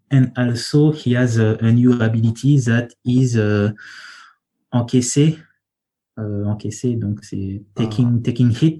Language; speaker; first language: English; non-native, learner; French